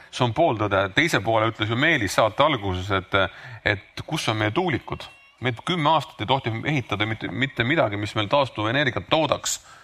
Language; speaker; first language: Estonian; native; Estonian